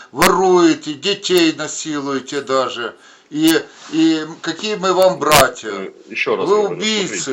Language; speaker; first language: Russian; non-native, local second language; Ukrainian